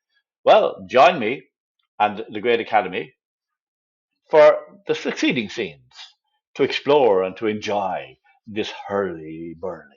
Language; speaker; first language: English; native; English